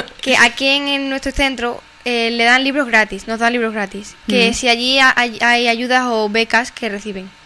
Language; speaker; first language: Spanish; native; Spanish